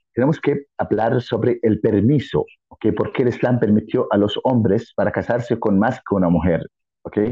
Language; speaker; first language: Spanish; non-native, fluent; Arabic